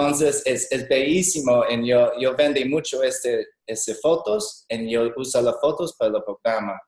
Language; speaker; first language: Spanish; non-native, learner; English